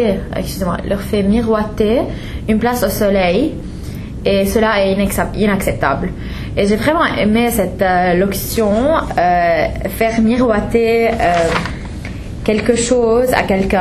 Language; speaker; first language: French; non-native, fluent; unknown